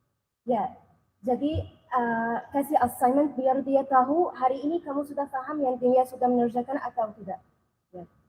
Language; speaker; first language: Indonesian; non-native, learner; Arabic